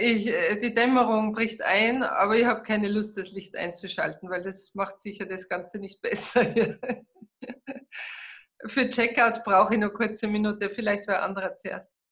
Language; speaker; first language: German; native; German